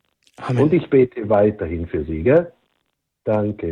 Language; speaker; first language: German; native; German